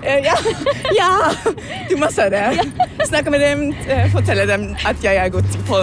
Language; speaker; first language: Norwegian; non-native, learner; German